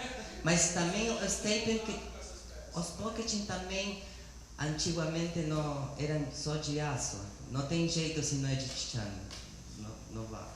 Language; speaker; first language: Portuguese; non-native, learner; Spanish